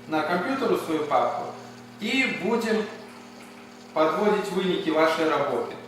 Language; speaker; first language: Russian; non-native, local second language; Ukrainian